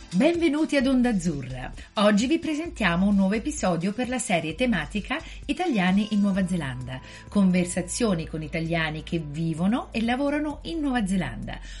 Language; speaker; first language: Italian; native; Italian